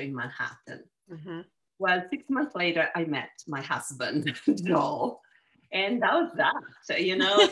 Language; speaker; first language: English; non-native, fluent; Italian